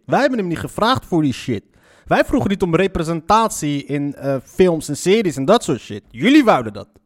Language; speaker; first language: Dutch; early bilingual, other home language; Arabic